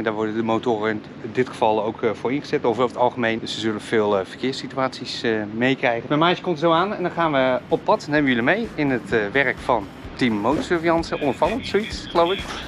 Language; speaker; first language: Dutch; native; Dutch